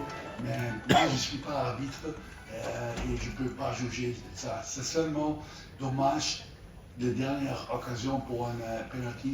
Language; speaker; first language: French; non-native, learner; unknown